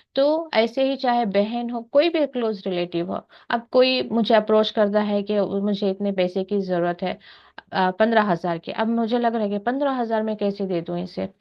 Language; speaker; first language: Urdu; native; Urdu